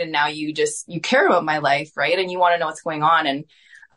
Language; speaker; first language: English; native; English